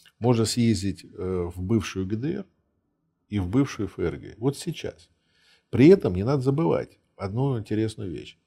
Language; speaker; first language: Russian; early bilingual, heritage; Russian